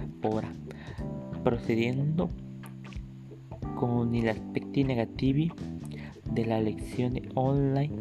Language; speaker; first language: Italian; non-native, learner; Spanish